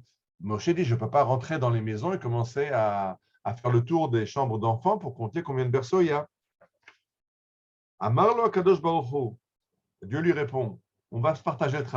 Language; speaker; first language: French; native; French